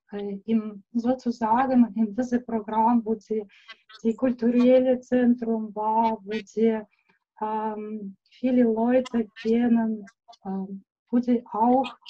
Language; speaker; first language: German; non-native, learner; Russian